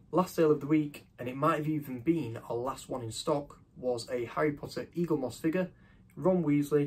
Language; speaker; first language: English; native; English